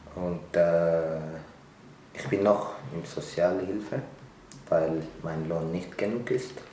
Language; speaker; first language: German; non-native, learner; Tigrinya